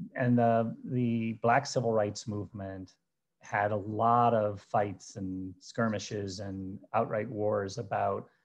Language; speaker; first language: English; native; English